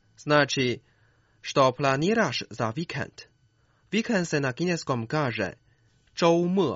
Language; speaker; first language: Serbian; non-native, fluent; Chinese